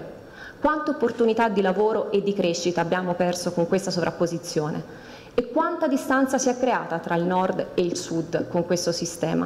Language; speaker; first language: Italian; native; Italian